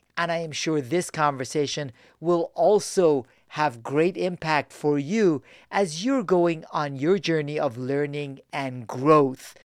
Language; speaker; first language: English; early bilingual, other home language; Persian